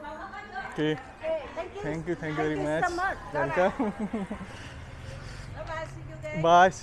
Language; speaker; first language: English; non-native, local second language; Hindi